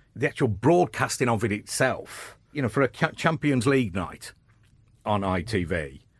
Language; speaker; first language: English; native; English